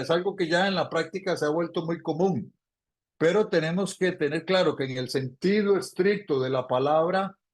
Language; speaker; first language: Spanish; native; Spanish